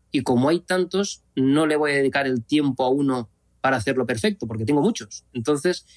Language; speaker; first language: Spanish; native; Spanish